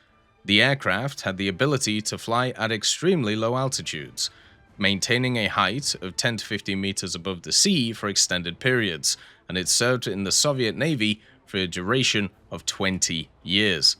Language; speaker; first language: English; native; English